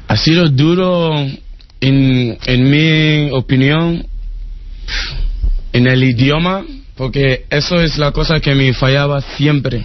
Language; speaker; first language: Spanish; non-native, learner; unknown